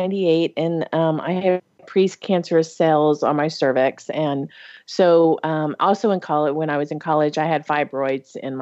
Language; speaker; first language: English; native; English